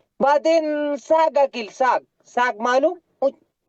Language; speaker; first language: Arabic; non-native, learner; Pashto